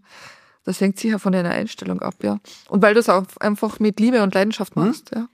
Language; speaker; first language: German; native; German